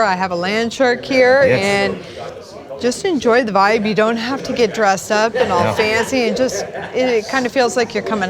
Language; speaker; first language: English; native; English